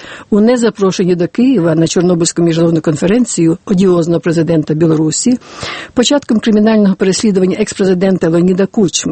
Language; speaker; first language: Ukrainian; native; Ukrainian